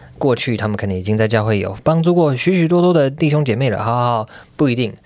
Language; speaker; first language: Chinese; native; Chinese